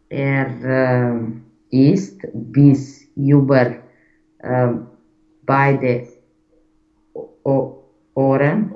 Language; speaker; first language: German; non-native, learner; Romanian